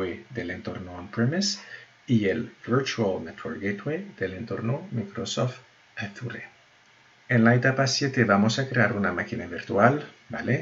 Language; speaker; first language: Spanish; non-native, fluent; French